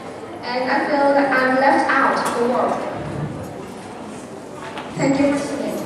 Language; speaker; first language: English; non-native, fluent; Vietnamese